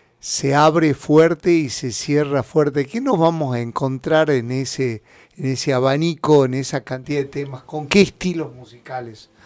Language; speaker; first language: Spanish; native; Spanish